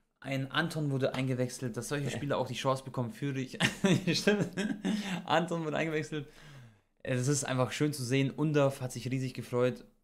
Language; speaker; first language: German; early bilingual, other home language; Croatian